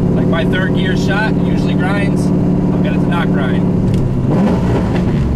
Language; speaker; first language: English; native; English